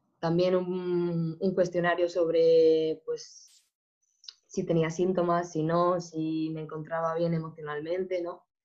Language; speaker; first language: Spanish; native; Spanish